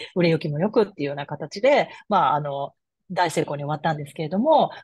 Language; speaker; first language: Japanese; native; Japanese